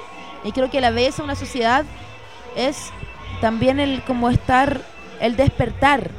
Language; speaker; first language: Spanish; early bilingual, heritage; Spanish